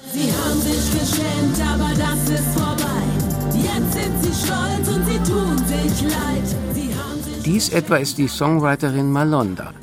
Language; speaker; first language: German; native; German